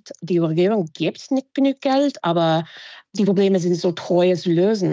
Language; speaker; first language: German; non-native, fluent; English